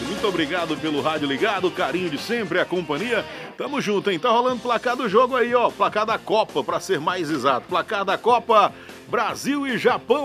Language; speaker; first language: Portuguese; native; Portuguese